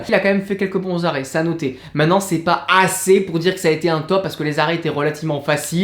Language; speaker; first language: French; native; French